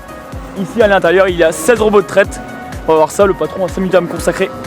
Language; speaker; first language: French; native; French